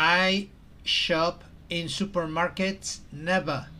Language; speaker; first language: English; non-native, fluent; Spanish